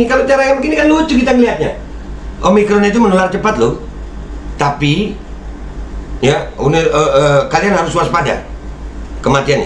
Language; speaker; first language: Indonesian; native; Indonesian